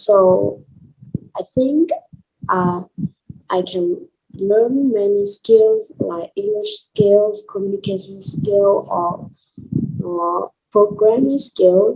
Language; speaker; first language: English; non-native, learner; Vietnamese